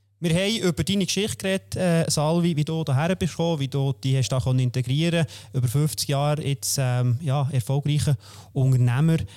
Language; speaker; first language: German; native; German